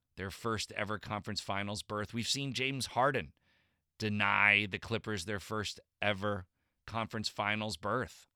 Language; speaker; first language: English; native; English